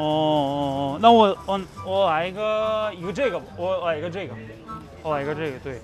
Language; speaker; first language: Chinese; non-native, fluent; Russian